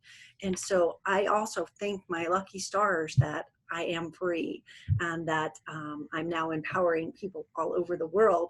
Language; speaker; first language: English; native; English